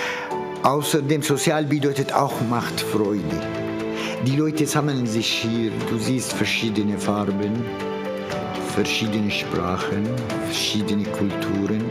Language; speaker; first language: German; non-native, learner; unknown